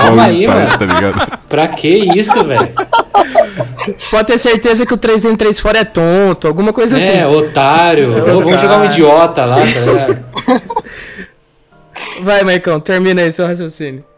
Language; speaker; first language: Portuguese; native; Portuguese